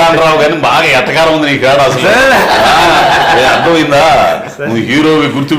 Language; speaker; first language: Telugu; native; Telugu